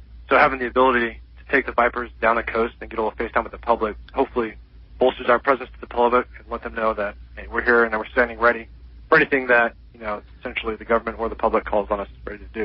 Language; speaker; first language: English; native; English